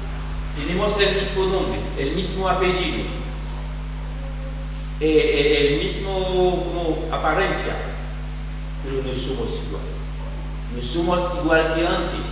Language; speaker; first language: Spanish; non-native, fluent; French